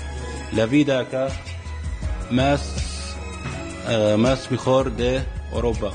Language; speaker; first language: Spanish; non-native, learner; Arabic